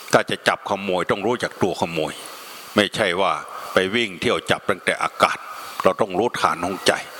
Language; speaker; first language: Thai; native; Thai